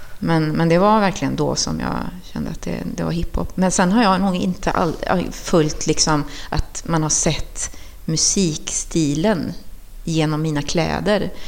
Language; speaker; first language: Swedish; early bilingual, other home language; Spanish